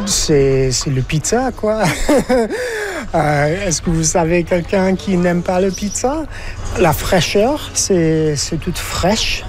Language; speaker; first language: French; non-native, fluent; English